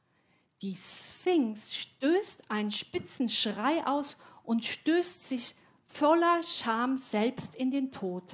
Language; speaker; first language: German; native; German